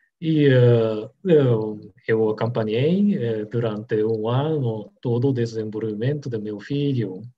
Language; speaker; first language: Portuguese; non-native, learner; Japanese